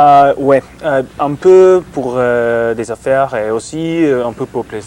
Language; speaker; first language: French; non-native, learner; English